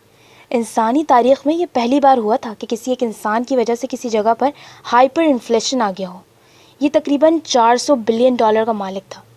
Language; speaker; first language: Urdu; native; Urdu